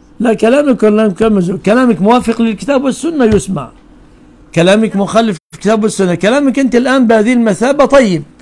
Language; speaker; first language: Arabic; native; Arabic